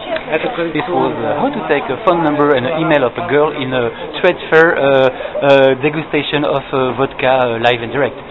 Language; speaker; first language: English; non-native, fluent; French